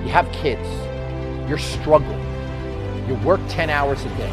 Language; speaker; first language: English; native; English